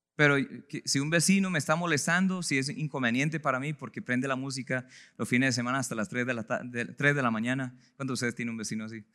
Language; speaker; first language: Spanish; non-native, fluent; English